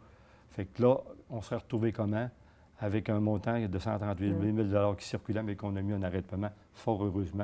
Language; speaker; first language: French; native; French